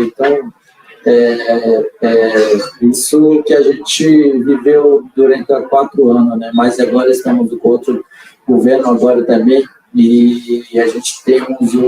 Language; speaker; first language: Portuguese; non-native, local second language; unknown